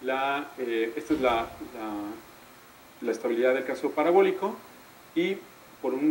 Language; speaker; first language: Spanish; native; Spanish